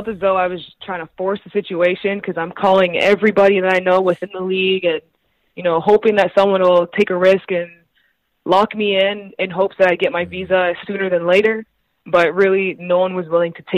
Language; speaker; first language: English; native; English